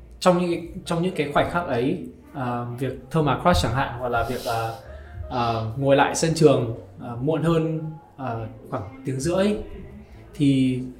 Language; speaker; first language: Vietnamese; native; Vietnamese